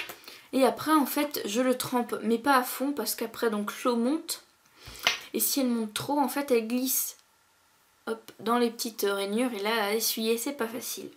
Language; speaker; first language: French; native; French